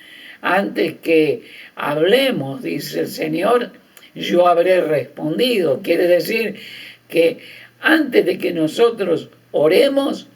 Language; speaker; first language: Spanish; native; Spanish